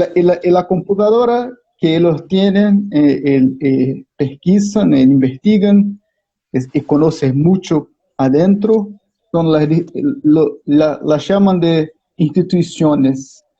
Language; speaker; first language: Spanish; non-native, fluent; Portuguese